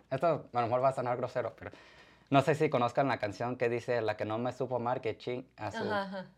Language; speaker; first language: Spanish; early bilingual, heritage; Spanish